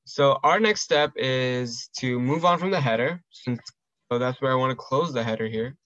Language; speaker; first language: English; early bilingual, other home language; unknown